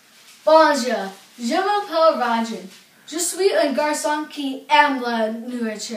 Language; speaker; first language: French; non-native, learner; English